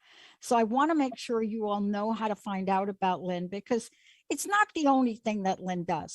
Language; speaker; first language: English; native; English